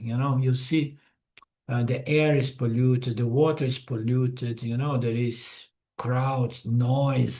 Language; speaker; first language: English; non-native, fluent; Portuguese